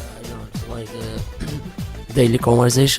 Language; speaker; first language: English; non-native, learner; Turkish